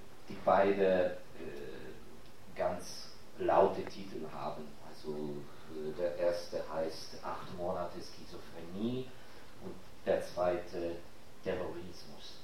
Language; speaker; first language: German; non-native, fluent; Ukrainian